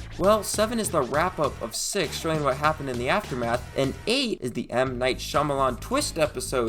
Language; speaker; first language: English; native; English